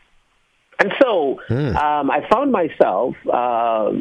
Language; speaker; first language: English; non-native, local second language; Igbo